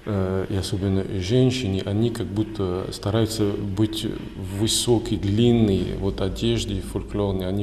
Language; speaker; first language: Russian; non-native, fluent; French